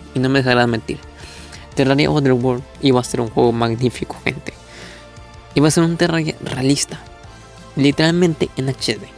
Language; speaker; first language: Spanish; native; Spanish